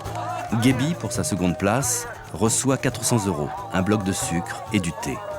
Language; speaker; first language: French; native; French